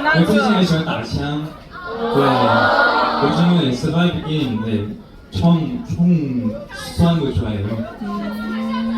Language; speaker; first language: Korean; non-native, fluent; Chinese